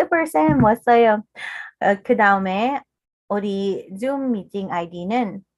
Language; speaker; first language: Korean; non-native, learner; English